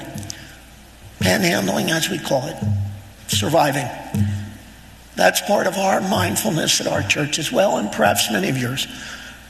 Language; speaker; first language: English; native; English